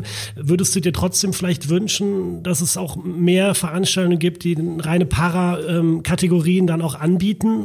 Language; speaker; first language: German; native; German